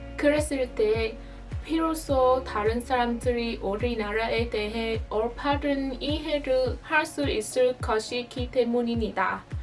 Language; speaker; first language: Korean; non-native, fluent; Vietnamese